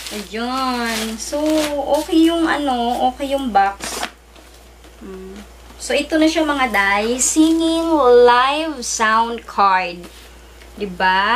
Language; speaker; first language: Filipino; native; Filipino